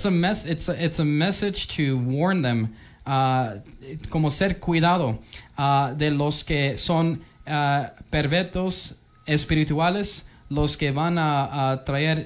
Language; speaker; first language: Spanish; early bilingual, heritage; English